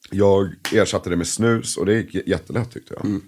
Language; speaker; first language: Swedish; early bilingual, other home language; English